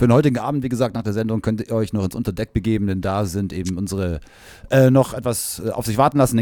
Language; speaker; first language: German; native; German